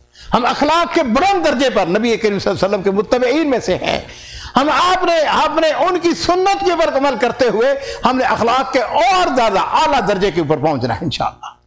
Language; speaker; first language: Urdu; non-native, local second language; Punjabi